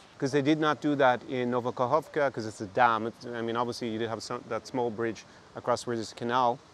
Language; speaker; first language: English; native; English